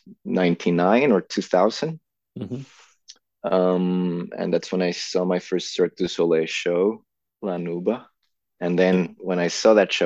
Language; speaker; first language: English; non-native, fluent; Spanish